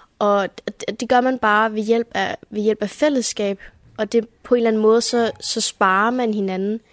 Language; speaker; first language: Danish; early bilingual, heritage; Danish